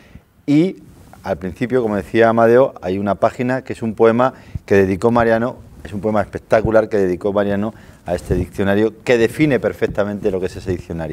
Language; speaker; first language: Spanish; native; Spanish